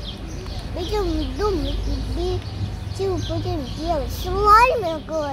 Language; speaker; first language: Russian; early bilingual, heritage; Russian